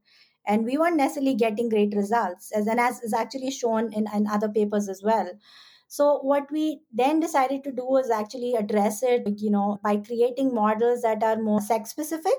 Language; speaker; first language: English; non-native, local second language; Hindi